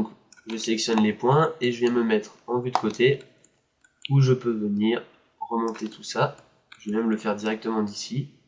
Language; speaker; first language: French; native; French